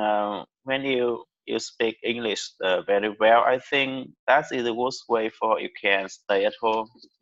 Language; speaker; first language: English; non-native, learner; Vietnamese